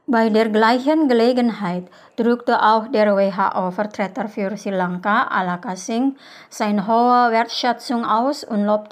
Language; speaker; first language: German; non-native, fluent; Indonesian